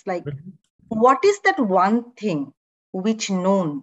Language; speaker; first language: English; non-native, local second language; Bangla